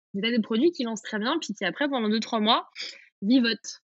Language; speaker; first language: French; native; French